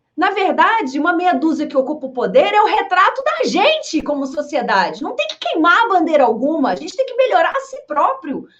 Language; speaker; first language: Portuguese; early bilingual, heritage; Portuguese